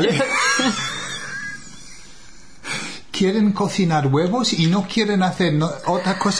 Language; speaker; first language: Spanish; non-native, fluent; English